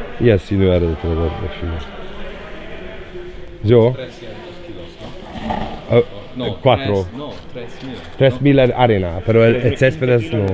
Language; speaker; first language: Spanish; non-native, learner; Hungarian